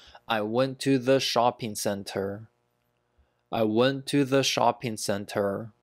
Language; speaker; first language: English; non-native, fluent; Chinese